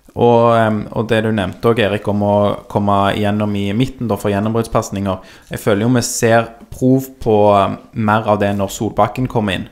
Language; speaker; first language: Norwegian; native; Norwegian